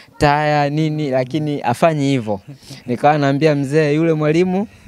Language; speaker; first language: Swahili; native; Swahili